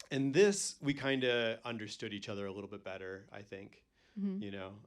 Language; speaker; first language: English; native; English